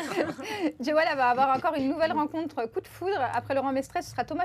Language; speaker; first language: French; native; French